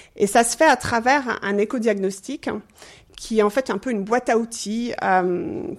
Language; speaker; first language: French; non-native, fluent; English